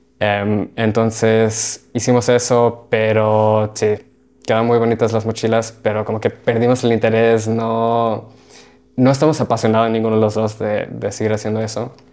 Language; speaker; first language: Spanish; early bilingual, heritage; Spanish